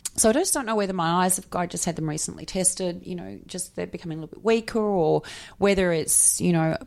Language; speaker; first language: English; native; English